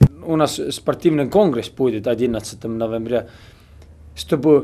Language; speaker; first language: Russian; non-native, learner; Estonian